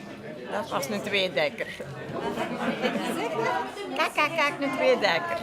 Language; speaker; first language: Dutch; native; Dutch